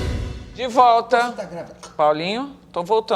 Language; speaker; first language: Portuguese; native; Portuguese